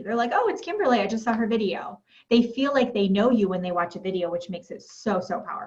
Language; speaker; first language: English; native; English